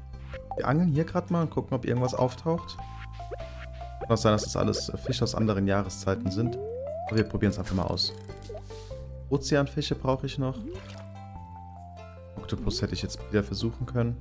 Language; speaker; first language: German; native; German